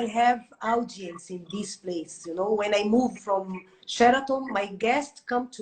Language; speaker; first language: English; non-native, learner; Portuguese